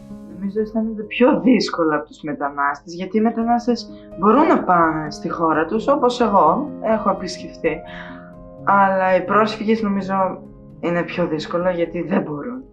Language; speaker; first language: Greek; early bilingual, other home language; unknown